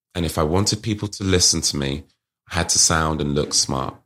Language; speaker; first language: English; native; English